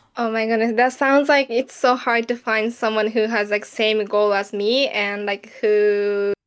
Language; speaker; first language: English; non-native, fluent; Japanese